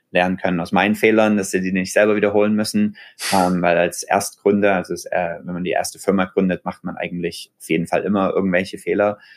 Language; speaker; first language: German; native; German